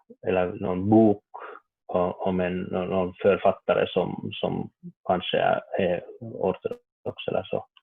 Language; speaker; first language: Swedish; non-native, learner; Finnish